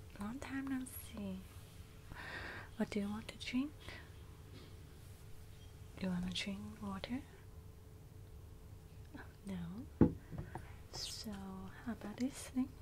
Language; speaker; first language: English; non-native, learner; Cantonese